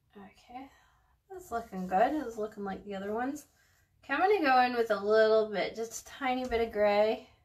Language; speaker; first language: English; early bilingual, other home language; Spanish